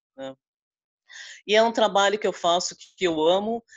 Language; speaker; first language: Portuguese; native; Portuguese